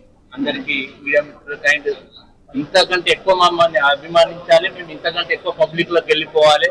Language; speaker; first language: Telugu; native; Telugu